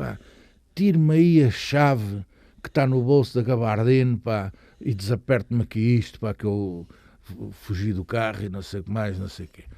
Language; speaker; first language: Portuguese; native; Portuguese